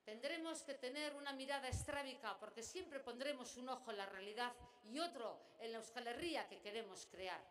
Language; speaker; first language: Spanish; non-native, local second language; Basque